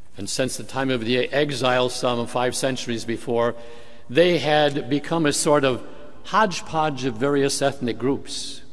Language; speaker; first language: English; native; English